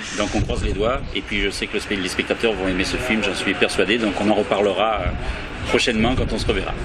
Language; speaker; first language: French; native; French